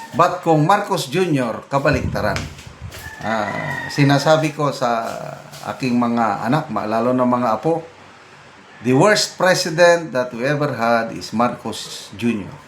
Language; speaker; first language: Filipino; non-native, local second language; Iloko